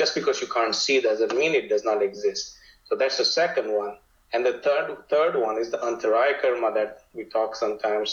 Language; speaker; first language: English; non-native, local second language; Gujarati